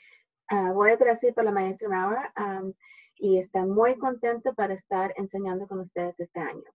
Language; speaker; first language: Spanish; early bilingual, heritage; Spanish